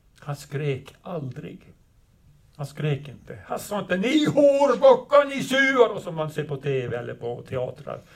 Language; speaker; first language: Swedish; native; Swedish